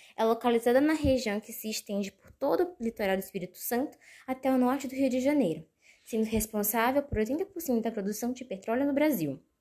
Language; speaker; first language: Portuguese; native; Portuguese